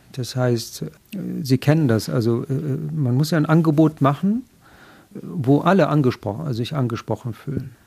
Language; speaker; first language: German; non-native, fluent; Arabic